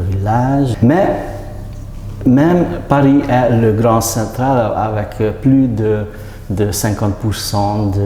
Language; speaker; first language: French; non-native, learner; Hungarian